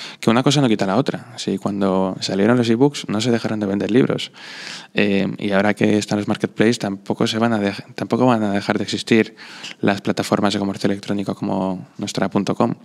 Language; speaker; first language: Spanish; non-native, fluent; Slovak